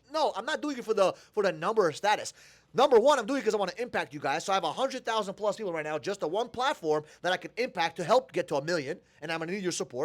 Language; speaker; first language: English; native; English